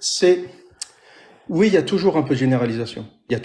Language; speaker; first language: French; native; French